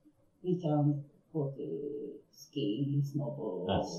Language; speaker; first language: English; non-native, learner; Japanese